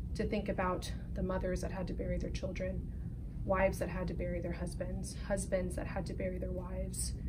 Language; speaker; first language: English; native; English